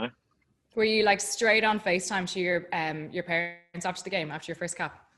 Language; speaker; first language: English; native; English